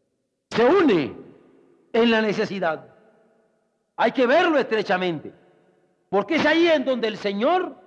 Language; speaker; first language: Spanish; native; Spanish